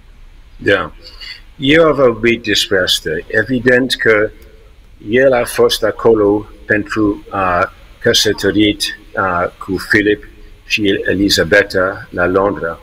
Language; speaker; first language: Romanian; early bilingual, heritage; English